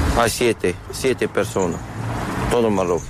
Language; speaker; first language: Spanish; non-native, learner; Arabic